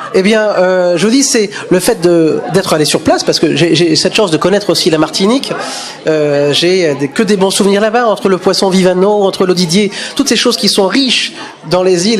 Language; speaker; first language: French; native; French